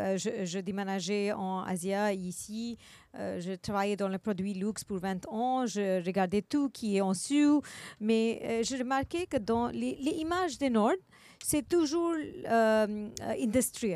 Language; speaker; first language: French; non-native, learner; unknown